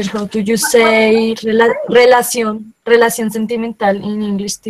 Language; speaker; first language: English; non-native, learner; Spanish